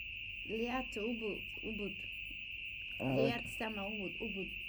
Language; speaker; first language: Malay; non-native, learner; English